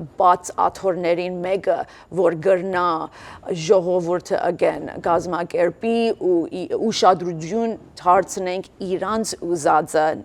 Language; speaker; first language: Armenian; early bilingual, heritage; Armenian